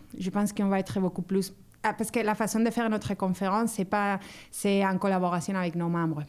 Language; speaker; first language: French; non-native, fluent; Spanish